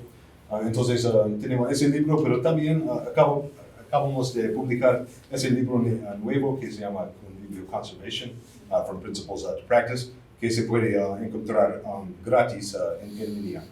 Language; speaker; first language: Spanish; non-native, fluent; English